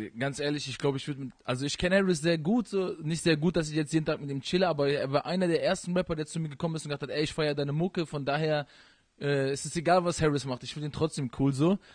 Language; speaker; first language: German; early bilingual, other home language; Persian